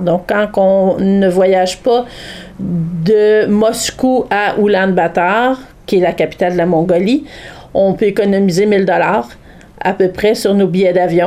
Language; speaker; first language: French; native; French